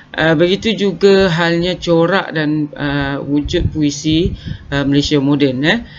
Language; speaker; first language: Malay; native; Malay